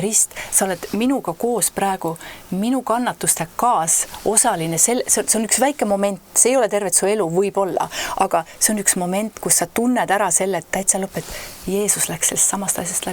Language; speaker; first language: Estonian; native; Estonian